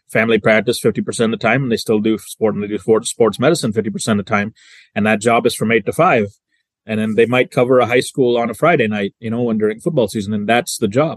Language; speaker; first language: English; native; English